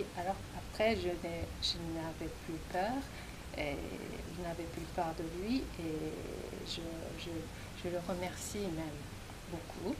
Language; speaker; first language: French; non-native, fluent; Japanese